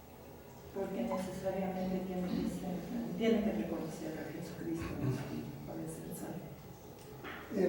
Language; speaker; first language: Spanish; non-native, fluent; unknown